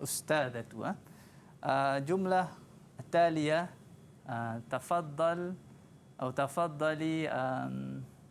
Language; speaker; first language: Arabic; non-native, learner; Malay